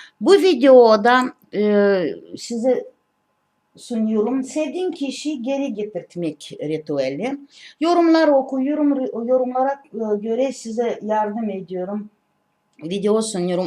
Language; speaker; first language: Turkish; non-native, learner; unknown